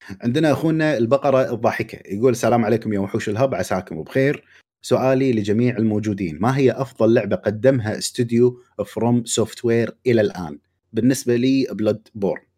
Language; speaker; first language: Arabic; native; Arabic